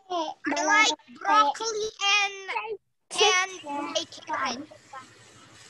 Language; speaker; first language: English; non-native, learner; Indonesian